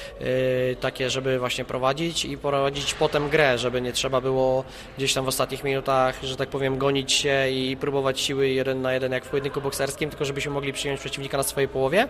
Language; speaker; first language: Polish; native; Polish